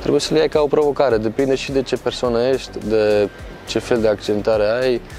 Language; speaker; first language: Romanian; non-native, fluent; Croatian